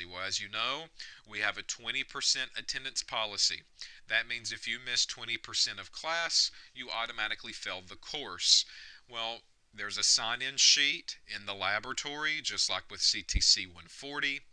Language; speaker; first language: English; native; English